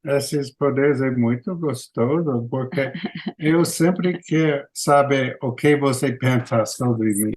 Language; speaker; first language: Portuguese; non-native, learner; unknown